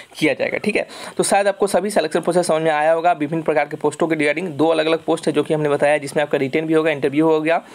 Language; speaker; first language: Hindi; native; Hindi